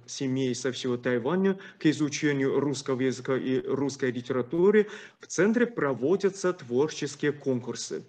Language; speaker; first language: Russian; non-native, fluent; Chinese